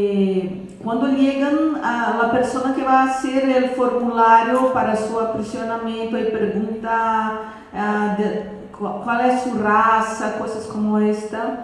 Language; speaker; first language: Spanish; non-native, fluent; Portuguese